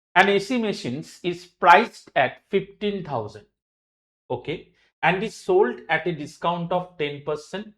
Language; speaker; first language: English; non-native, local second language; Bangla